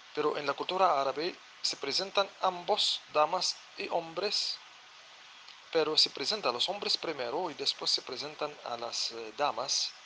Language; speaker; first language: Spanish; non-native, fluent; Arabic